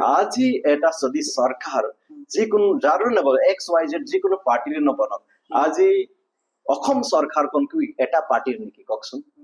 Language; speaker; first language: Assamese; non-native, local second language; Nepali